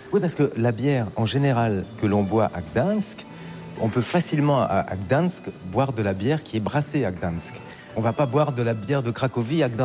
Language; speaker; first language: French; native; French